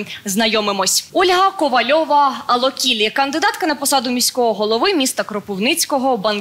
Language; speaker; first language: Ukrainian; native; Ukrainian